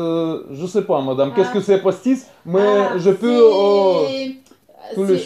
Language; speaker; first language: French; non-native, learner; Russian